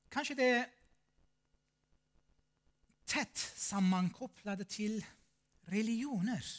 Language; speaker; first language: Swedish; non-native, fluent; Armenian